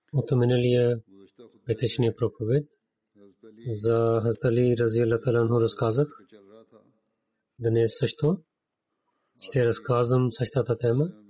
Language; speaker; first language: Bulgarian; non-native, learner; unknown